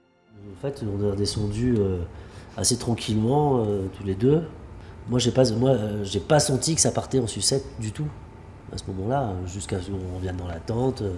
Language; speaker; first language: French; native; French